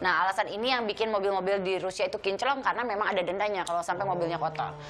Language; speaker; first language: Indonesian; native; Indonesian